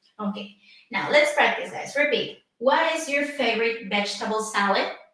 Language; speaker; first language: English; non-native, fluent; Spanish